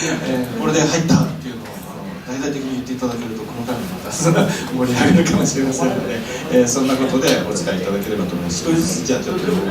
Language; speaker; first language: Japanese; native; Japanese